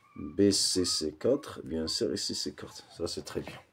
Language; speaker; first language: French; non-native, local second language; Arabic